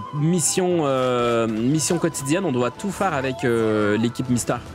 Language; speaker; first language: French; native; French